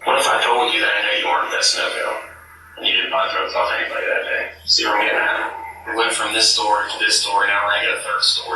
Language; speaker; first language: English; native; English